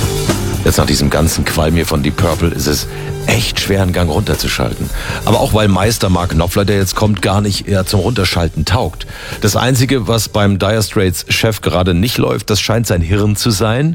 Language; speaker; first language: German; native; German